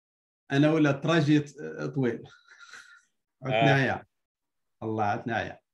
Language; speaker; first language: Arabic; native; Arabic